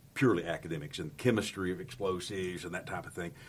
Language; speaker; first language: English; native; English